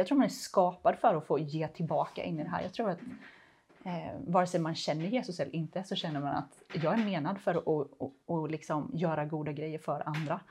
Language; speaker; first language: Swedish; native; Swedish